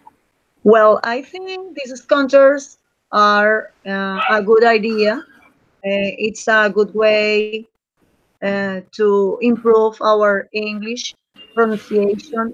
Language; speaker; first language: English; non-native, learner; Spanish